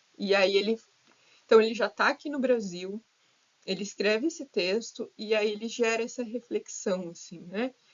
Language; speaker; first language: Portuguese; native; Portuguese